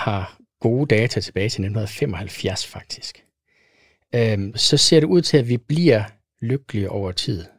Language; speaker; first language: Danish; native; Danish